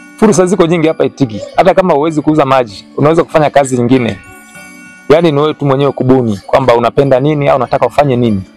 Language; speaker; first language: Swahili; non-native, local second language; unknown